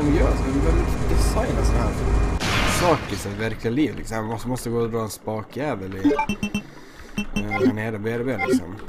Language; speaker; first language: Swedish; native; Swedish